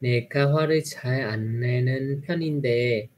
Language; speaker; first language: Korean; non-native, fluent; Vietnamese